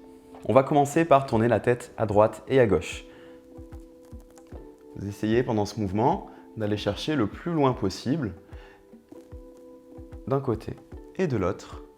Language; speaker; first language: French; native; French